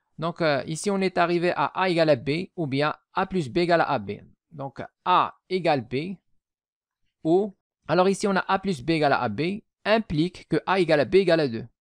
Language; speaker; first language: French; non-native, local second language; Arabic